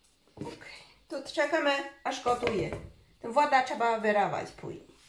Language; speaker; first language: Polish; non-native, learner; Chinese